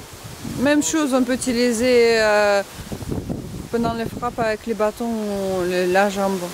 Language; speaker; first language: French; non-native, fluent; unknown